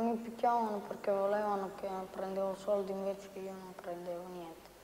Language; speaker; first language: Italian; non-native, learner; Serbian